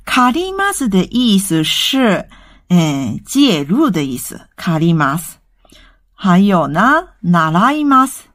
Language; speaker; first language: Chinese; non-native, fluent; Japanese